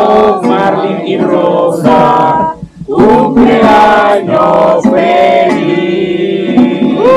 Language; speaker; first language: Spanish; native; Spanish